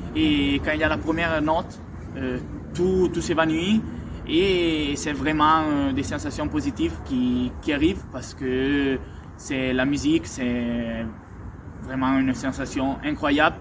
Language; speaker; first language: French; non-native, local second language; Italian